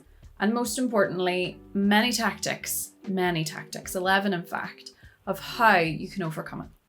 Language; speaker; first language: English; native; English